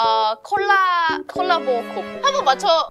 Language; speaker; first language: Korean; non-native, fluent; Thai